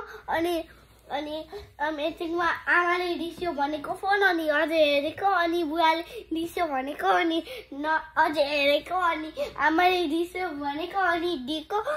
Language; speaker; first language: Nepali; early bilingual, heritage; Nepali